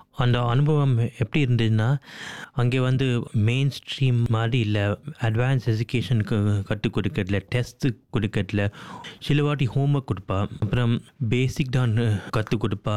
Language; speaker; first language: Tamil; early bilingual, heritage; Tamil